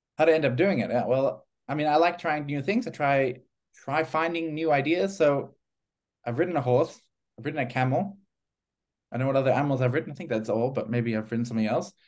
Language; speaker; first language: English; native; English